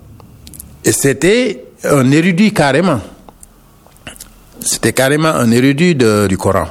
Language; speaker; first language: French; non-native, local second language; Wolof